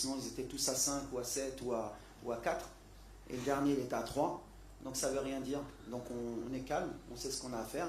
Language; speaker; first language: French; native; French